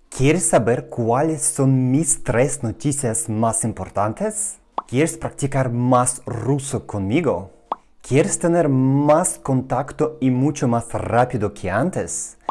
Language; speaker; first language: Spanish; non-native, fluent; Russian